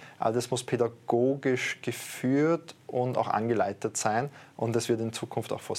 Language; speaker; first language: German; native; German